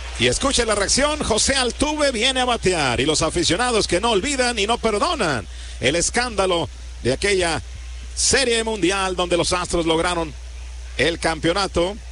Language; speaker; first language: Spanish; native; Spanish